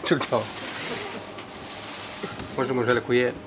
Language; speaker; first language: French; non-native, local second language; Berber languages